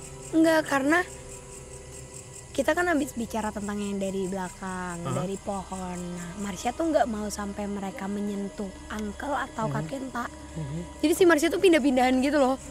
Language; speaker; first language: Indonesian; native; Indonesian